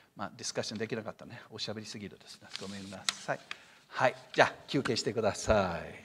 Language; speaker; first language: Japanese; non-native, fluent; English